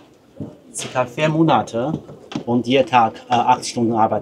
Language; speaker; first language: German; non-native, learner; Chinese